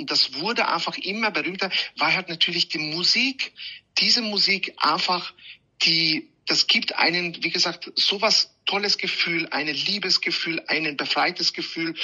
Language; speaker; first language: German; non-native, fluent; Hungarian